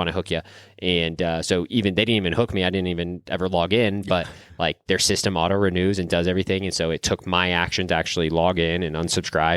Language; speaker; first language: English; native; English